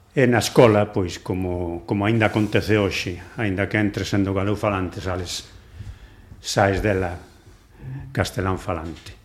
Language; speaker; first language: Galician; non-native, local second language; Spanish